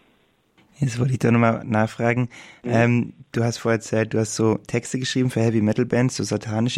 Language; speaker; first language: German; native; German